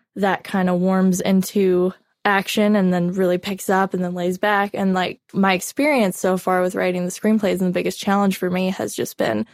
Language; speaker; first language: English; native; English